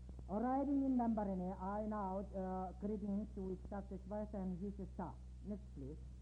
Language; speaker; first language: English; non-native, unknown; Korean